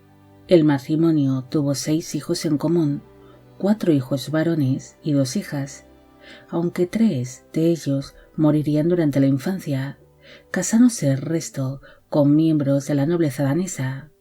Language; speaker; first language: Spanish; native; Spanish